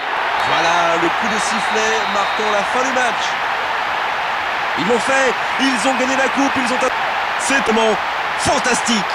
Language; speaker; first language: French; native; French